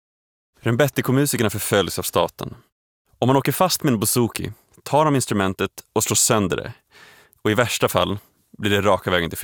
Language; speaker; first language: Swedish; native; Swedish